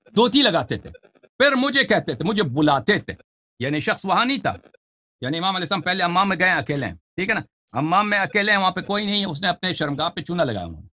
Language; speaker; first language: Urdu; non-native, fluent; Persian